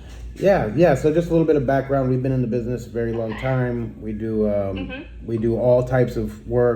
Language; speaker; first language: English; native; English